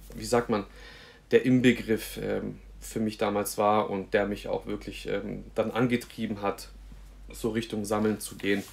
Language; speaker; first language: German; native; German